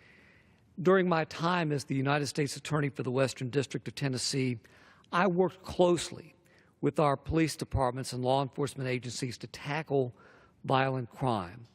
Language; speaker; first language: English; native; English